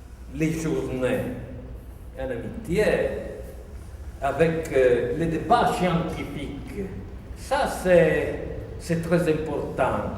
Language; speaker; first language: French; non-native, fluent; Italian